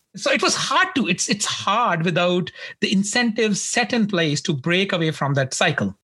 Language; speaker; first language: English; non-native, local second language; Punjabi